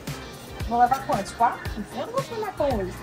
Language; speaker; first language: Portuguese; native; Portuguese